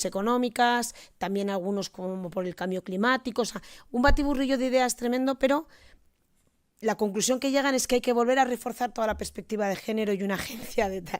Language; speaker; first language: Spanish; native; Spanish